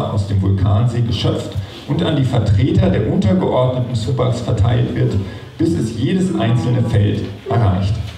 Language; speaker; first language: German; native; German